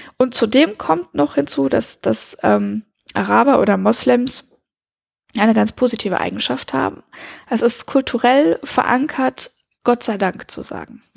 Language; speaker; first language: German; early bilingual, heritage; German